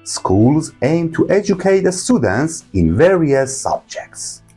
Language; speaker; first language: English; non-native, fluent; Persian